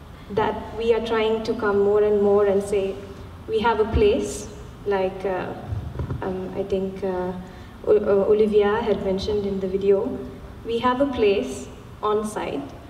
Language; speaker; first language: English; non-native, local second language; Malayalam